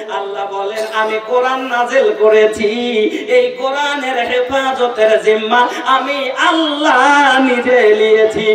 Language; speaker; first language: Bangla; non-native, local second language; Bhojpuri